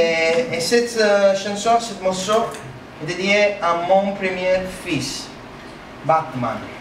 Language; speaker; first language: French; non-native, learner; Italian